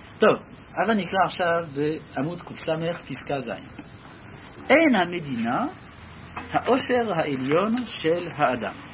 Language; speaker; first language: Hebrew; non-native, fluent; French